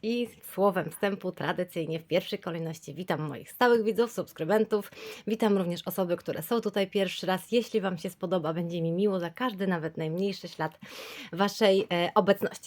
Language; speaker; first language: Polish; native; Polish